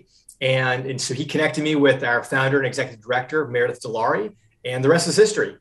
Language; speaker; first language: English; native; English